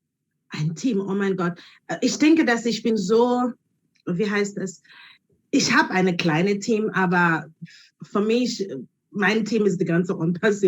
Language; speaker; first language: German; non-native, learner; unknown